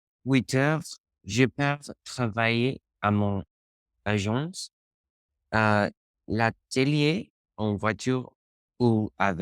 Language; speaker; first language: French; non-native, learner; Spanish